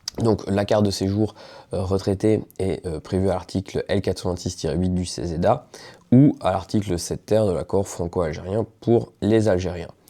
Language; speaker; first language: French; native; French